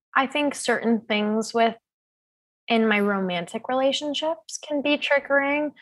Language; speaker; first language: English; native; English